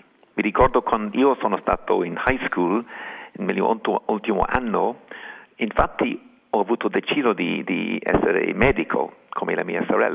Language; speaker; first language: Italian; non-native, fluent; English